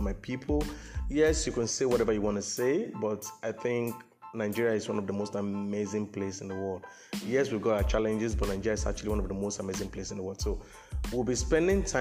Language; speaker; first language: English; non-native, local second language; Yoruba